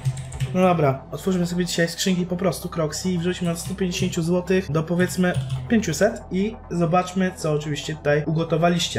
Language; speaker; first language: Polish; native; Polish